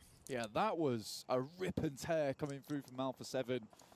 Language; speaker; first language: English; native; English